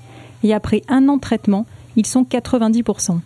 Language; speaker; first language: French; native; French